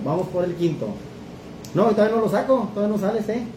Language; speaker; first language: Spanish; native; Spanish